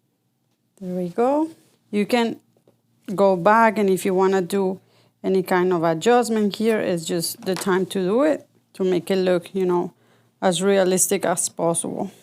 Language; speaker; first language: English; non-native, fluent; Spanish